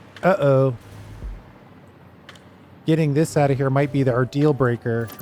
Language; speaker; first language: English; native; English